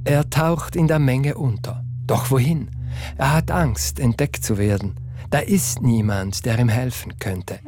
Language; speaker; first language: German; native; German